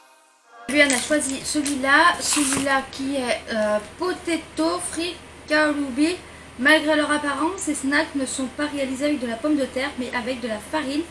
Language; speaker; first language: French; native; French